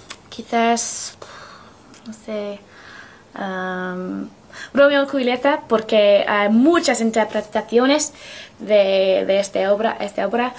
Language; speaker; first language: Spanish; non-native, learner; English